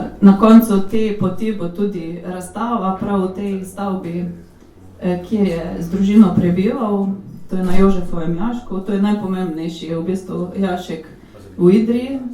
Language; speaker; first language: Slovenian; native; Slovenian